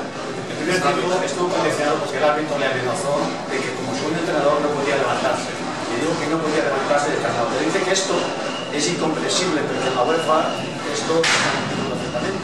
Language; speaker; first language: Spanish; native; Spanish